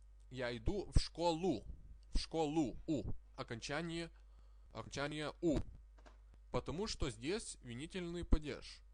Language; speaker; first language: Russian; non-native, fluent; Lithuanian